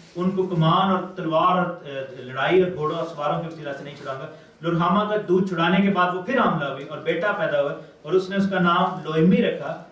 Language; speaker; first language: Urdu; non-native, local second language; Pashto